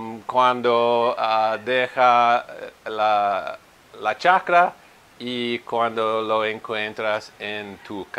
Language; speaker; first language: Spanish; non-native, fluent; Italian